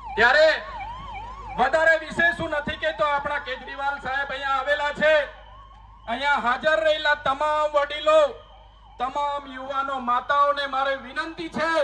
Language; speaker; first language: Gujarati; non-native, local second language; Vasavi